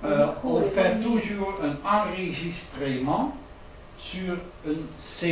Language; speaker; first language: French; non-native, learner; Dutch